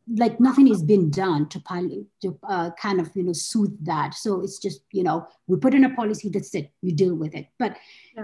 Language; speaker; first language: English; non-native, local second language; Hausa